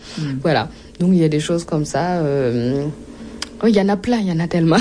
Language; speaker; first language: French; non-native, local second language; Mossi